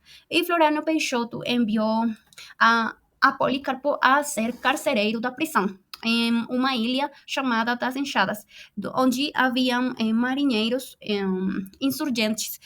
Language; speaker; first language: Portuguese; non-native, fluent; Spanish